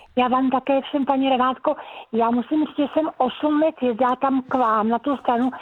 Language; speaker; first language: Czech; native; Czech